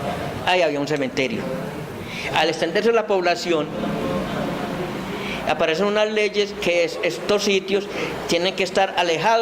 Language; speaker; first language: Spanish; native; Spanish